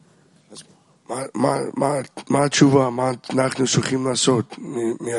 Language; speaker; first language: Hebrew; non-native, fluent; English